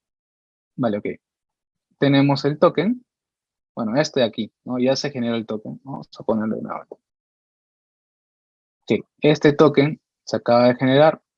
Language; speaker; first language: Spanish; native; Spanish